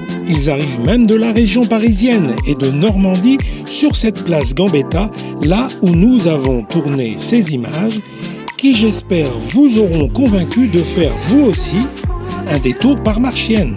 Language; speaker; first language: French; native; French